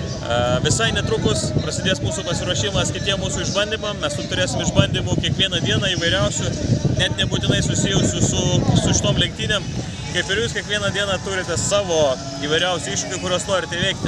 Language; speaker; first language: Lithuanian; native; Lithuanian